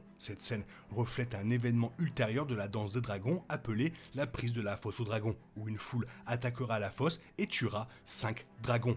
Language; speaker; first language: French; native; French